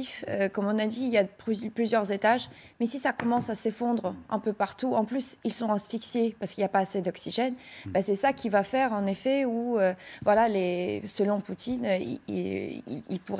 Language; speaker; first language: French; non-native, fluent; Ukrainian